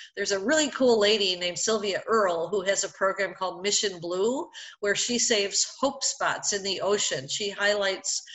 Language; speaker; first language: English; native; English